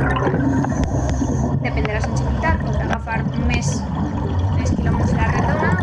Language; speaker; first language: Catalan; native; Catalan